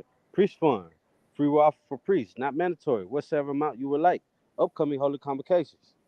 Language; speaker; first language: English; native; English